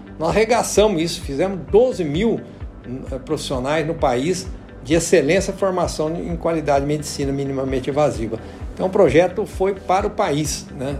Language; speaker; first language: Portuguese; native; Portuguese